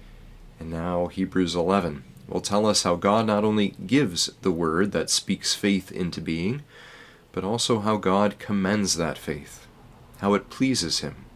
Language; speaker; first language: English; native; English